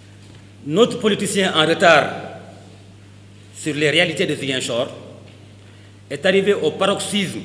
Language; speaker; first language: French; non-native, local second language; Wolof